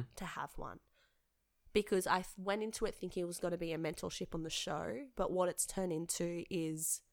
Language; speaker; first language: English; native; English